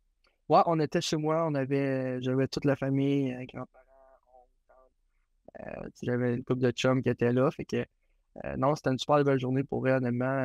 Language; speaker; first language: French; native; French